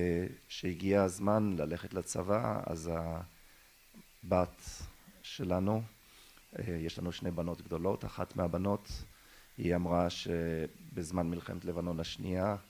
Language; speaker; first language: Hebrew; non-native, local second language; German